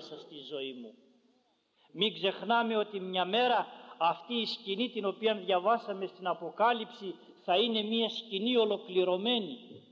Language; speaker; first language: Greek; native; Greek